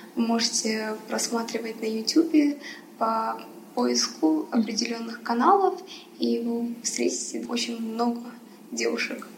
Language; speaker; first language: Russian; early bilingual, other home language; Persian